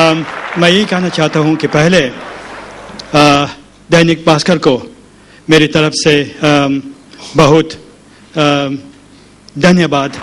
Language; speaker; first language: Hindi; non-native, local second language; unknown